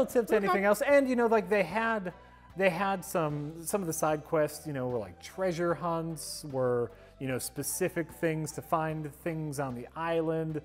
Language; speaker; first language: English; native; English